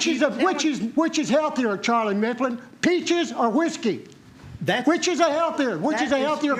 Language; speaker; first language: English; native; English